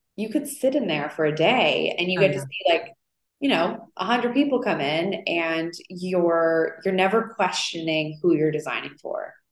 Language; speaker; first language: English; native; English